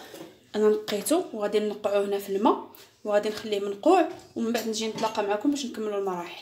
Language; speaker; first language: Arabic; native; Arabic